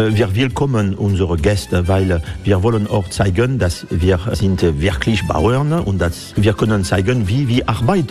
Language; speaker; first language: German; non-native, fluent; French